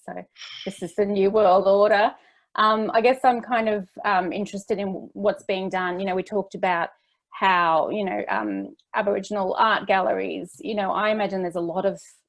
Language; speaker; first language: English; native; English